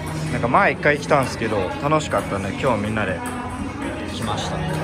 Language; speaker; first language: Japanese; native; Japanese